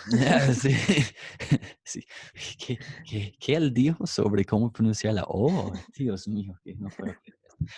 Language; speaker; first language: Spanish; non-native, fluent; English